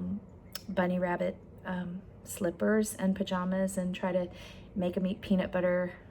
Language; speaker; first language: English; native; English